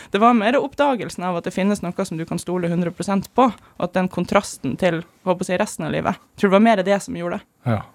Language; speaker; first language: Norwegian; early bilingual, other home language; German